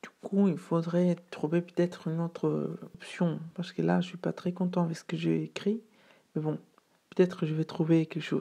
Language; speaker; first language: French; non-native, fluent; Spanish